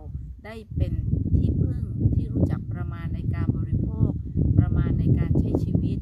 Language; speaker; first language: Thai; native; Thai